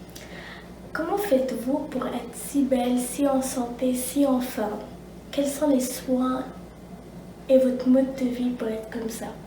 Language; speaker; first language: French; non-native, local second language; Arabic